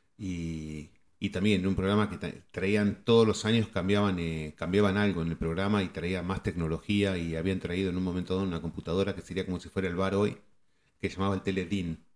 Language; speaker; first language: Spanish; native; Spanish